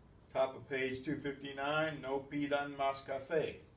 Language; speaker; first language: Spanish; non-native, fluent; English